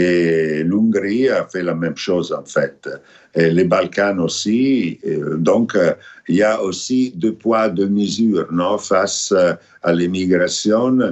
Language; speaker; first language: French; non-native, fluent; Italian